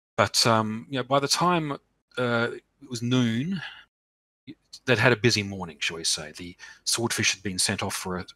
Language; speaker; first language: English; native; English